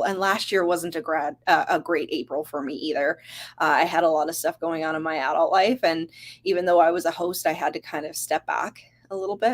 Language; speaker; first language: English; native; English